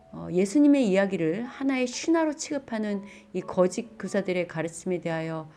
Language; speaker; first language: Korean; native; Korean